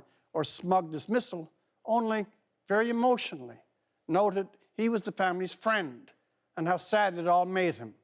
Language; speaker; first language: English; native; English